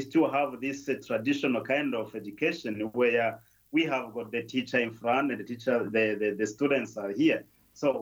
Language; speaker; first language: English; non-native, local second language; Kinyarwanda